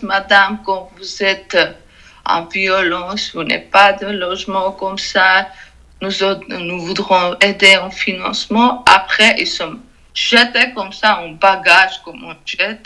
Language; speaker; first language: French; non-native, learner; Georgian